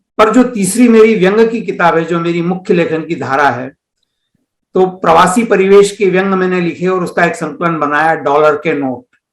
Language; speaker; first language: Hindi; native; Hindi